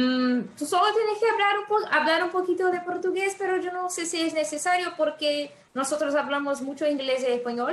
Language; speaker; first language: Spanish; non-native, fluent; Portuguese